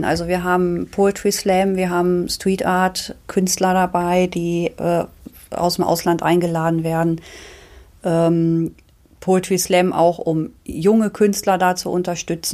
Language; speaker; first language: German; native; German